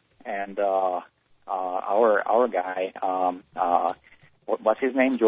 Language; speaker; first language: English; native; English